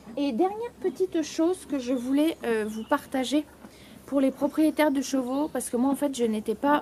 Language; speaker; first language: French; native; French